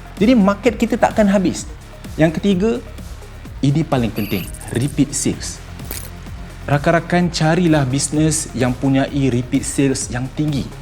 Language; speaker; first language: Malay; native; Malay